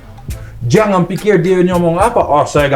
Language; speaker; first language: Indonesian; non-native, learner; English